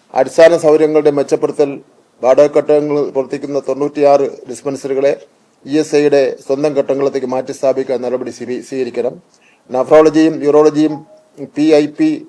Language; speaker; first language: Malayalam; native; Malayalam